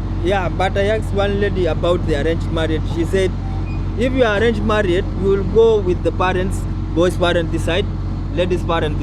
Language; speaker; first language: English; non-native, learner; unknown